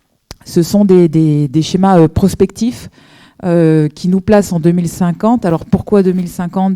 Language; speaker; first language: French; native; French